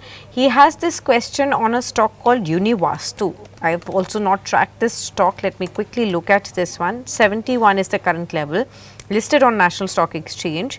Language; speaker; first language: English; non-native, local second language; Hindi